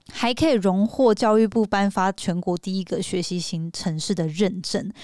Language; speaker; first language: Chinese; native; Chinese